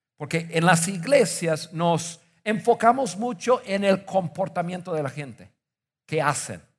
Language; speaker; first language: Spanish; non-native, fluent; English